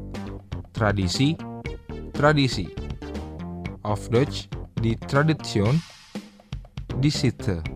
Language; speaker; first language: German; non-native, fluent; Indonesian